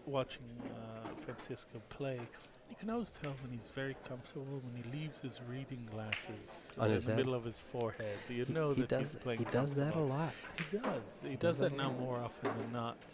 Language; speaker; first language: English; non-native, fluent; Hebrew